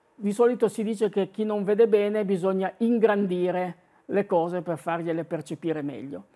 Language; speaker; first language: Italian; native; Italian